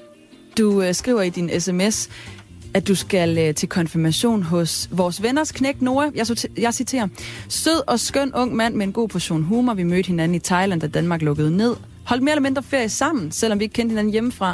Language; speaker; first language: Danish; native; Danish